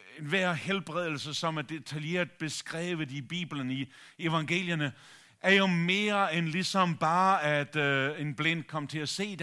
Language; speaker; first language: Danish; native; Danish